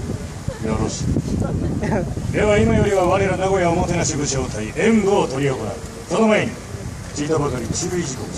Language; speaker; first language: Japanese; native; Japanese